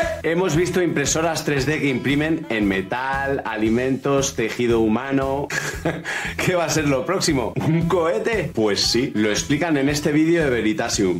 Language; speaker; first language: Spanish; native; Spanish